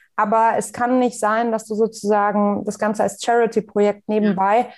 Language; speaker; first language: German; native; German